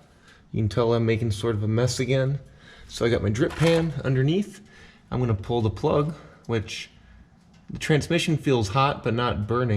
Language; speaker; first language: English; native; English